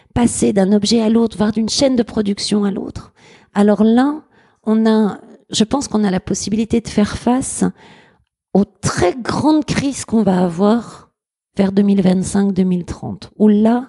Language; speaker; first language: French; native; French